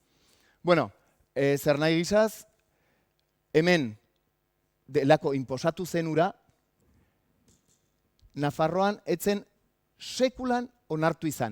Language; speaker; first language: Basque; native; Basque